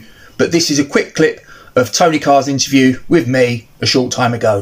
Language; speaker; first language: English; native; English